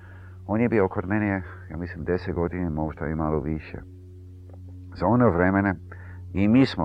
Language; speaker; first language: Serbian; early bilingual, heritage; Serbian